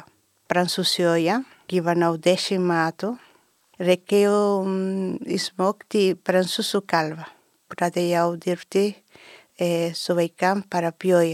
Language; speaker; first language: Lithuanian; non-native, learner; Spanish